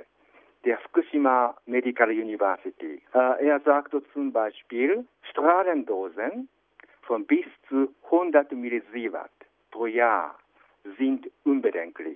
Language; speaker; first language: German; non-native, fluent; Japanese